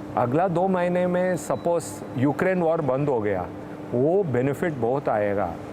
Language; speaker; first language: Hindi; non-native, local second language; Tamil